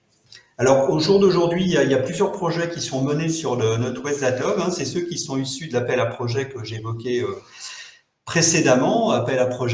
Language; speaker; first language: French; native; French